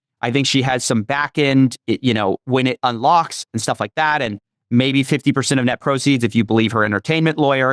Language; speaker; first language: English; native; English